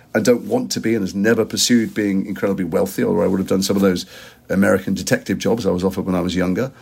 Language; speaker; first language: English; native; English